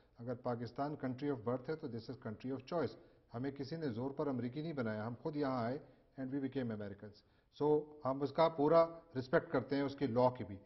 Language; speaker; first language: Urdu; native; Urdu